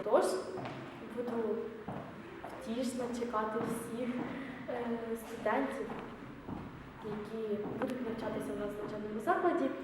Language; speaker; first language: Ukrainian; native; Ukrainian